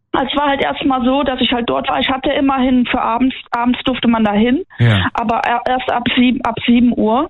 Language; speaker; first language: German; native; German